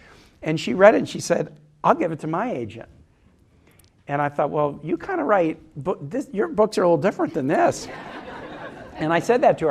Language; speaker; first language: English; native; English